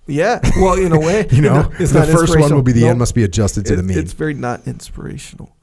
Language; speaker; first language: English; native; English